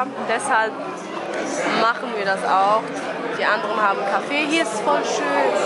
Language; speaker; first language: German; early bilingual, other home language; Albanian